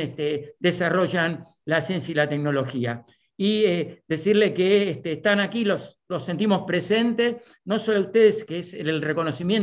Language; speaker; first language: Spanish; native; Spanish